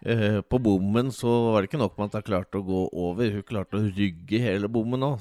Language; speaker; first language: Norwegian; native; Norwegian